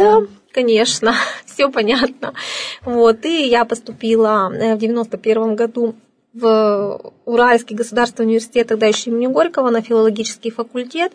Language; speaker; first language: Russian; native; Russian